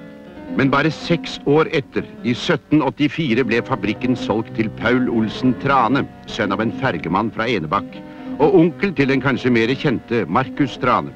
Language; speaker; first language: Norwegian; native; Norwegian